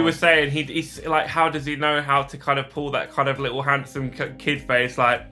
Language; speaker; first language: English; native; English